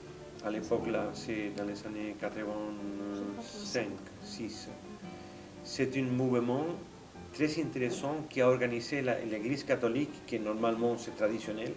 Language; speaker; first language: French; non-native, fluent; Spanish